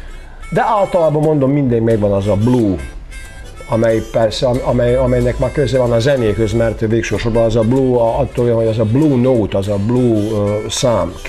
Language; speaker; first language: Hungarian; non-native, local second language; Serbian